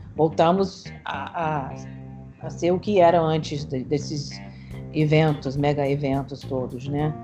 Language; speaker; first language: Portuguese; non-native, fluent; English